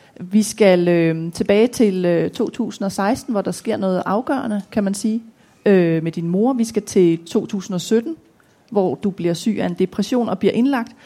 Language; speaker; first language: Danish; native; Danish